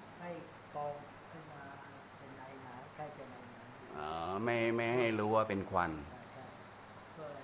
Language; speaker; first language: Thai; native; Thai